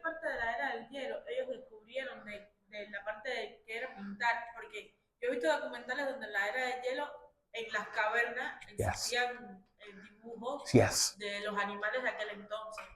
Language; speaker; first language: Spanish; native; Spanish